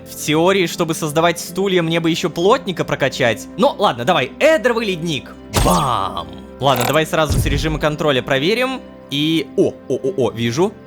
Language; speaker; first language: Russian; native; Russian